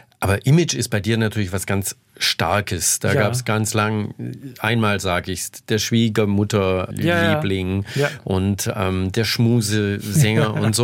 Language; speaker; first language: German; native; German